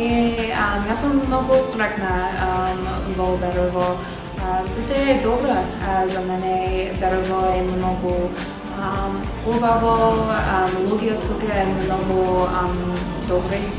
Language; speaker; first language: Macedonian; non-native, learner; English